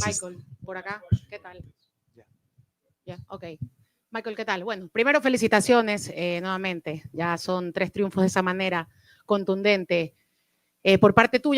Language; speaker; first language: Spanish; native; Spanish